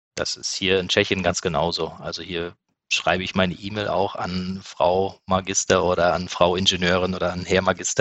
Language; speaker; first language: German; native; German